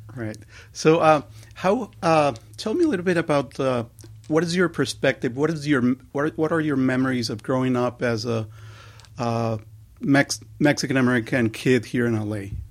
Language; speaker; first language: English; non-native, fluent; Spanish